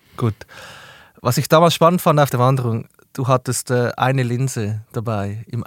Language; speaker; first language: German; native; German